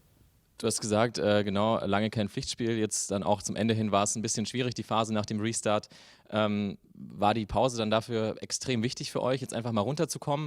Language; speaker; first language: German; native; German